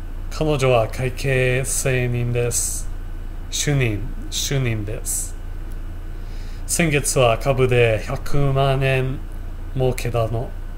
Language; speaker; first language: Japanese; non-native, learner; English